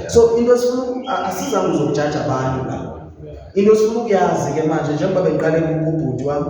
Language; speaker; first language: Zulu; non-native, local second language; Xhosa